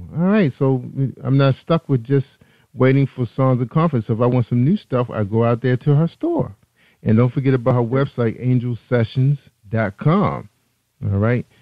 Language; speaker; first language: English; native; English